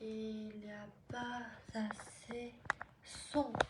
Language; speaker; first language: French; non-native, fluent; Chinese